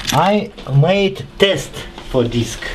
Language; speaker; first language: English; non-native, learner; Russian